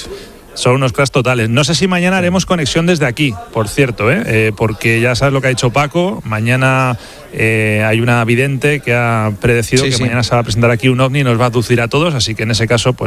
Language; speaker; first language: Spanish; native; Spanish